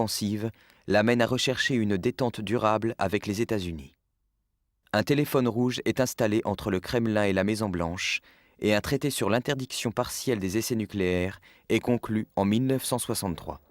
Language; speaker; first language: French; native; French